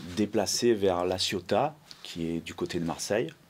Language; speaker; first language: French; native; French